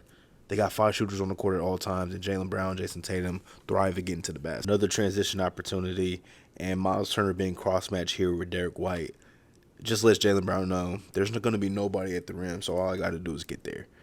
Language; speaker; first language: English; native; English